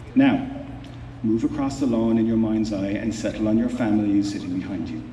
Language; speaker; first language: English; native; English